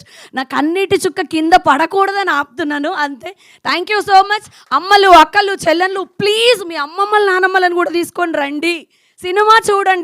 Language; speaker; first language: Telugu; native; Telugu